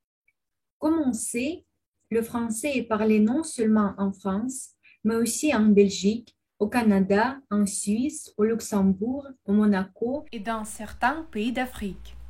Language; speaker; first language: French; non-native, fluent; Russian